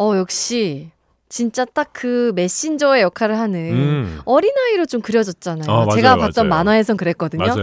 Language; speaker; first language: Korean; native; Korean